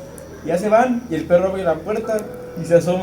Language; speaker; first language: Spanish; native; Spanish